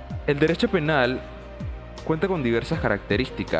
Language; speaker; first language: Spanish; native; Spanish